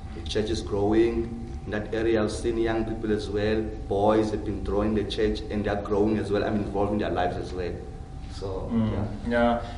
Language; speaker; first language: English; non-native, local second language; Xhosa